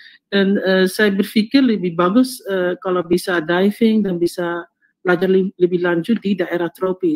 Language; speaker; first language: Indonesian; early bilingual, heritage; Indonesian